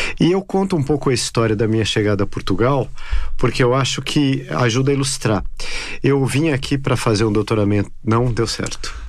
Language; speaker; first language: Portuguese; native; Portuguese